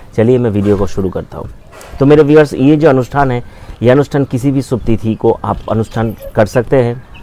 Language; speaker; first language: Hindi; non-native, local second language; Bangla